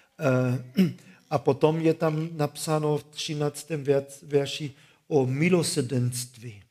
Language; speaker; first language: Czech; non-native, fluent; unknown